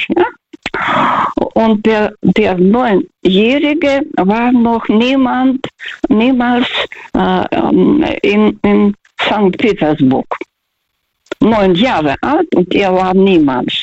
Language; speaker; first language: German; non-native, fluent; Russian